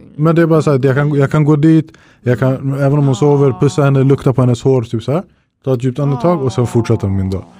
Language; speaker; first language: Swedish; early bilingual, other home language; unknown